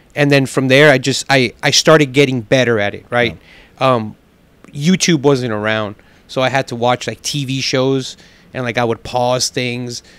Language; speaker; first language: English; native; English